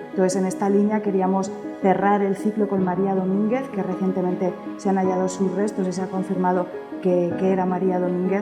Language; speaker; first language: Spanish; native; Spanish